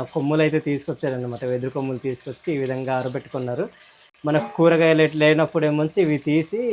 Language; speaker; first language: Telugu; non-native, local second language; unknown